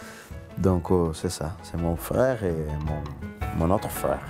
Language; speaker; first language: French; non-native, learner; Spanish